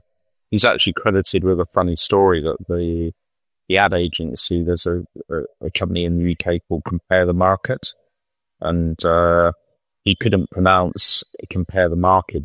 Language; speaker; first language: English; native; English